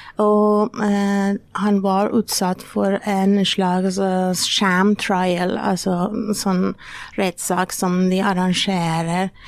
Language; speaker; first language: Norwegian; non-native, fluent; Persian